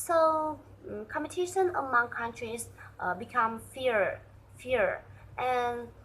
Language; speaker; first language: English; non-native, learner; Vietnamese